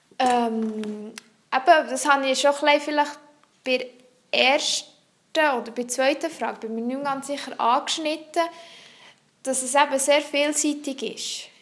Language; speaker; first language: German; non-native, local second language; French